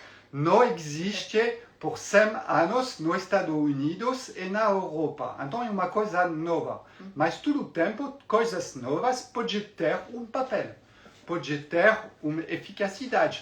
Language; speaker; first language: Portuguese; non-native, fluent; French